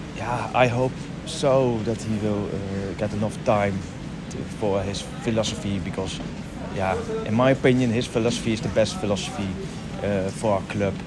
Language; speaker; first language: English; non-native, learner; Dutch